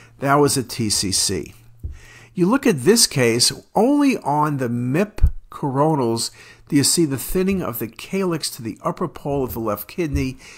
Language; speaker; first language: English; native; English